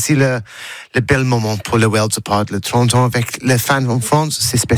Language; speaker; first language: French; non-native, learner; English